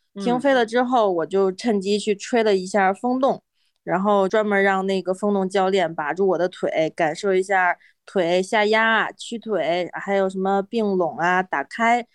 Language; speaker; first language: Chinese; native; Chinese